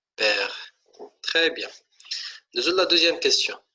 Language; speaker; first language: French; non-native, local second language; Arabic